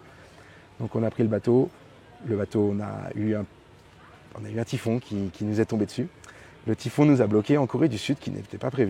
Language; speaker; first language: French; native; French